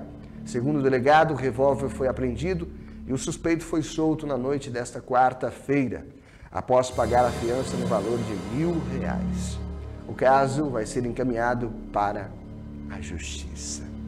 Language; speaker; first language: Portuguese; native; Portuguese